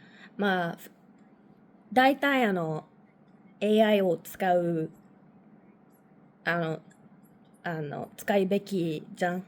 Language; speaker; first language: Japanese; non-native, learner; English